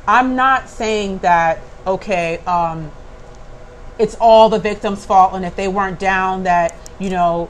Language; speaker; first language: English; native; English